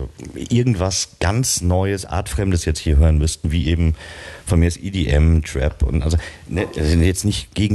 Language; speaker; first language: German; native; German